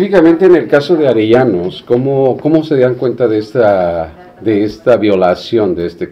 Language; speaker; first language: Spanish; native; Spanish